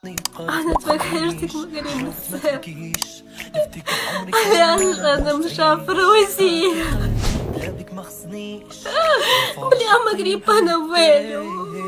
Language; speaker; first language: Arabic; non-native, learner; Russian